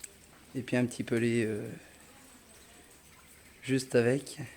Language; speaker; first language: French; native; French